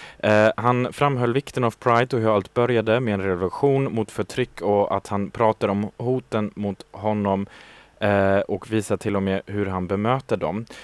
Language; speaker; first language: Swedish; non-native, fluent; German